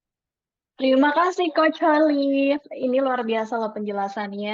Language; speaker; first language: Indonesian; native; Indonesian